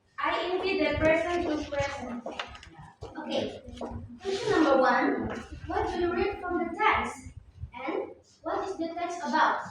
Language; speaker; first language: English; non-native, learner; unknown